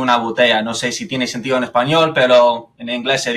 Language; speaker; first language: Spanish; non-native, fluent; English